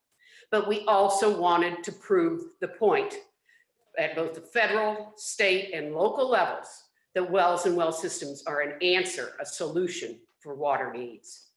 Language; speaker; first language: English; native; English